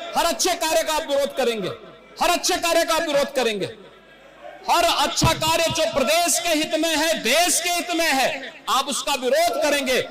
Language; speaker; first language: Hindi; native; Hindi